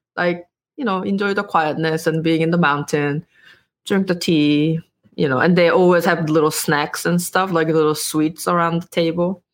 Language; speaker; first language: English; non-native, fluent; Korean